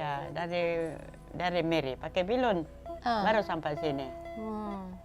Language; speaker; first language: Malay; non-native, local second language; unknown